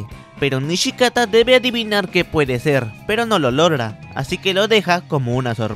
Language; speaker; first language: Spanish; native; Spanish